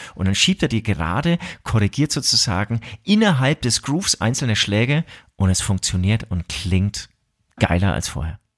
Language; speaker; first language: German; native; German